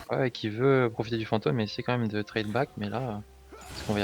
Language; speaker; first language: French; native; French